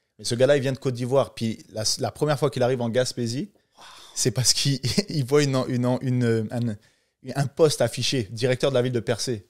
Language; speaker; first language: French; non-native, local second language; Arabic